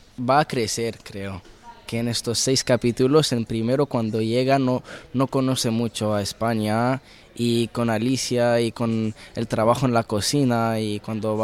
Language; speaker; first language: Spanish; early bilingual, heritage; Arabic